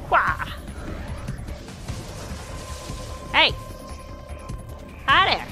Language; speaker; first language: English; native; English